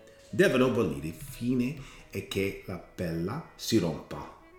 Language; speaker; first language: Italian; non-native, learner; English